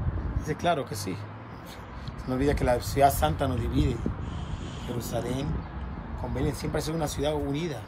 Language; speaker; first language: Spanish; non-native, fluent; Arabic